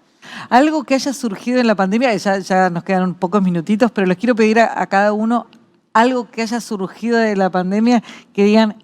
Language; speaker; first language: Spanish; native; Spanish